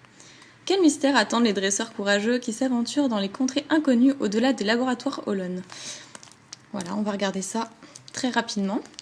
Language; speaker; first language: French; native; French